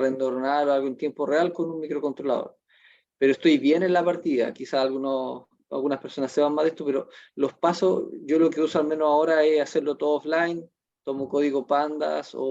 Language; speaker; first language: Spanish; native; Spanish